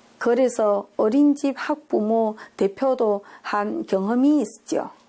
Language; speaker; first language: Korean; non-native, fluent; Chinese